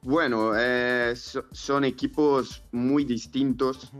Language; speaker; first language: Spanish; non-native, fluent; Portuguese